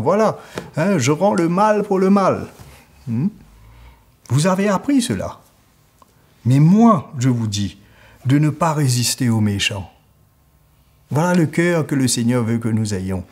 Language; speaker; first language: French; native; French